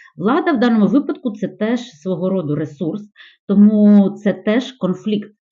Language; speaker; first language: Ukrainian; non-native, local second language; Russian